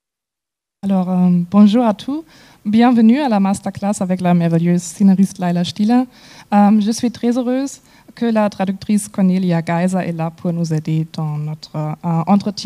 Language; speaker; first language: French; non-native, fluent; German